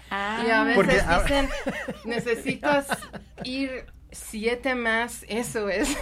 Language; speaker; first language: Spanish; non-native, learner; Persian